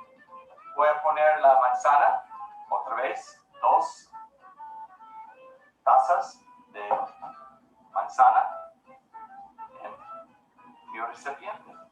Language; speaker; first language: Spanish; non-native, learner; English